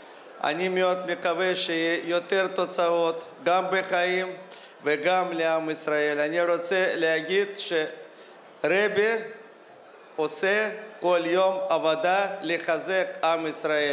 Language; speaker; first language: Hebrew; non-native, fluent; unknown